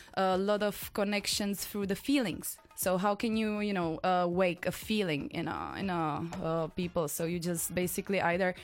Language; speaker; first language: English; non-native, fluent; Czech